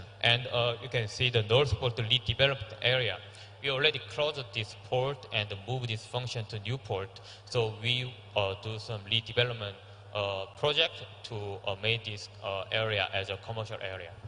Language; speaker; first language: English; non-native, learner; Korean